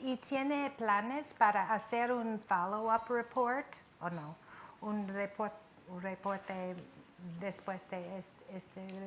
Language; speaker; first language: Spanish; non-native, fluent; English